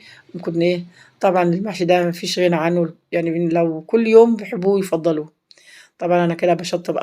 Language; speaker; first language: Arabic; native; Arabic